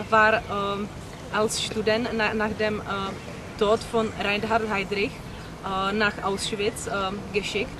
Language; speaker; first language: German; non-native, learner; Czech